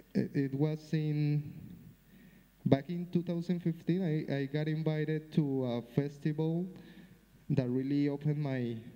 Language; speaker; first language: English; non-native, fluent; Spanish